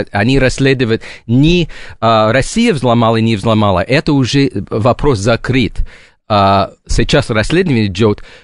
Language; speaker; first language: Russian; non-native, fluent; English